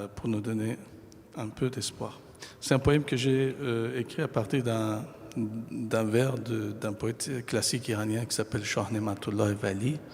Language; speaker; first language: French; non-native, fluent; Persian